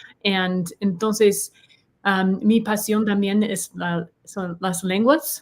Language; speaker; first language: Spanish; non-native, learner; English